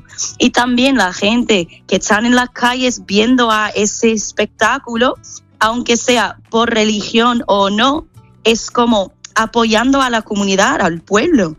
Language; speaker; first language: Spanish; non-native, fluent; English